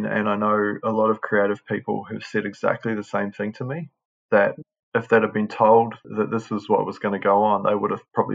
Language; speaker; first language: English; native; English